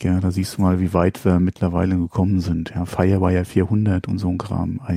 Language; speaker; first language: German; native; German